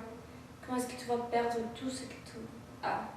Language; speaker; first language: French; non-native, fluent; Spanish